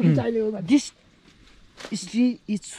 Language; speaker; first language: English; non-native, learner; Nepali